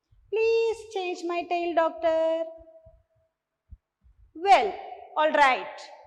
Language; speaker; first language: English; non-native, local second language; Tamil